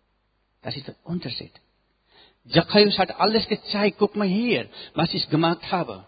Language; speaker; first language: German; non-native, learner; Nepali